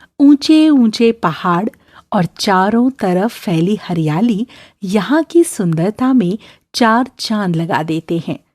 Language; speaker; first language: Hindi; native; Hindi